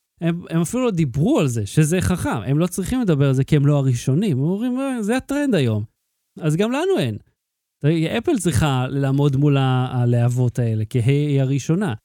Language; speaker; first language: Hebrew; native; Hebrew